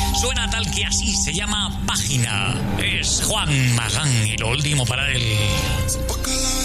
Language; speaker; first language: Spanish; native; Spanish